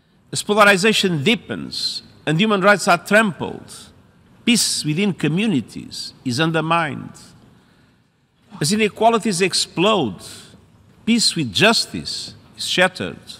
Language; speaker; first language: English; non-native, fluent; Portuguese